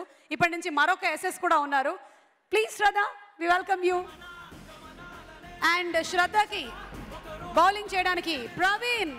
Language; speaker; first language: Telugu; native; Telugu